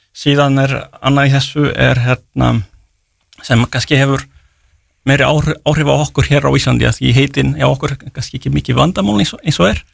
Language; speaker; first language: Icelandic; non-native, fluent; French